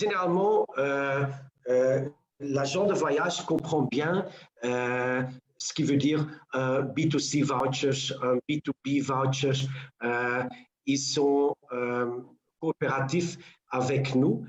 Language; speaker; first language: French; non-native, local second language; Dutch